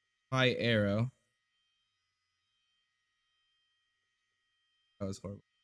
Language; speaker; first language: English; native; English